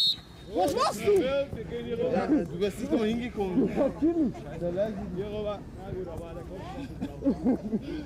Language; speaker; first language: German; non-native, learner; Catalan